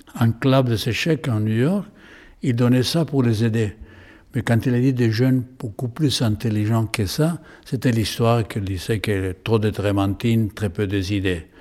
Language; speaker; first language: French; non-native, fluent; Spanish